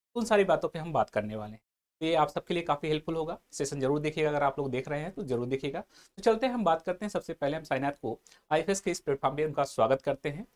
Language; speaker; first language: Hindi; native; Hindi